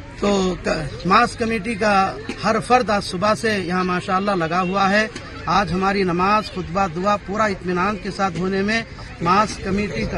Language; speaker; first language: Urdu; native; Urdu